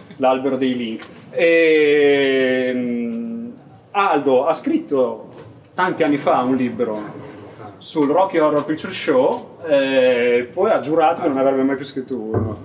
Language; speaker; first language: Italian; native; Italian